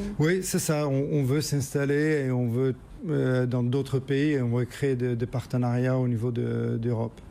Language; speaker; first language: French; non-native, fluent; Dutch